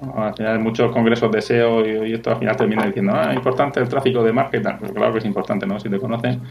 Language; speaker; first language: Spanish; native; Spanish